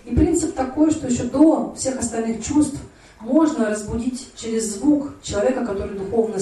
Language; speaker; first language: Russian; native; Russian